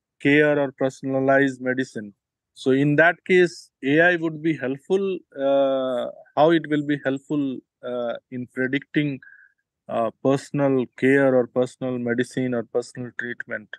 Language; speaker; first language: English; non-native, local second language; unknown